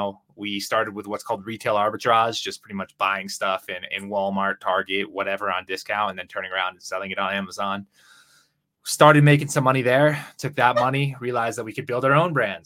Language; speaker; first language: English; native; English